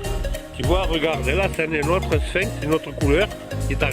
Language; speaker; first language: French; native; French